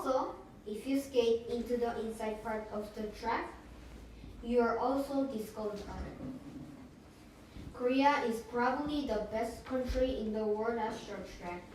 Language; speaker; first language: English; non-native, fluent; Korean